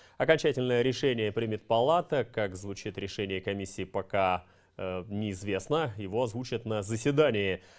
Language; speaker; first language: Russian; non-native, local second language; Kyrgyz